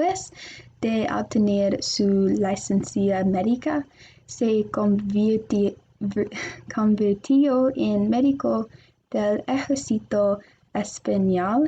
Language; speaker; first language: Spanish; non-native, learner; English